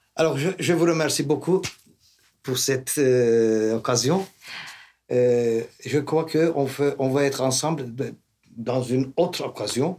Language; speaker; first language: French; non-native, fluent; Turkish